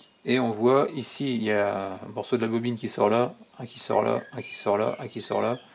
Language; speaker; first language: French; native; French